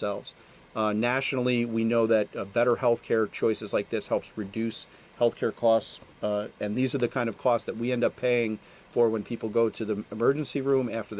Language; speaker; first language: English; native; English